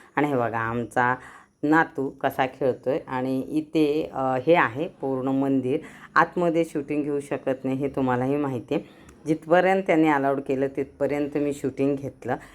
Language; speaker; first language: Marathi; non-native, local second language; Kannada